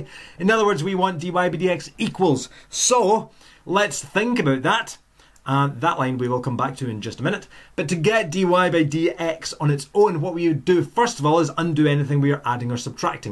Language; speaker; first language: English; native; English